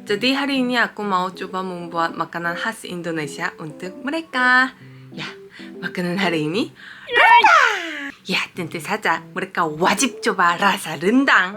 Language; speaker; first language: Indonesian; non-native, fluent; Korean